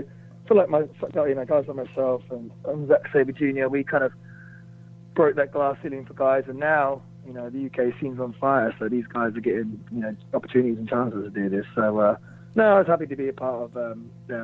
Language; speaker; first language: English; native; English